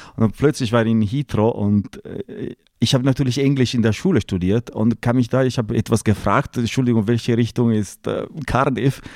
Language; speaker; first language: German; non-native, fluent; Italian